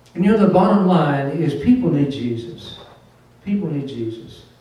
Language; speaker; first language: English; native; English